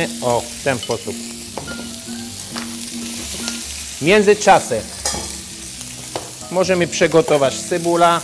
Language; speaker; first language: Polish; non-native, learner; French